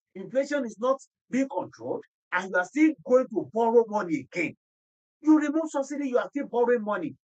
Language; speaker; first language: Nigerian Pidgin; non-native, local second language; Yoruba